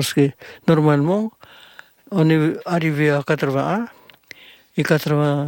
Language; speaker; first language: French; non-native, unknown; Indonesian